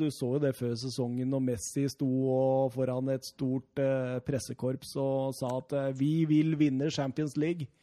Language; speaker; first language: Norwegian; native; Norwegian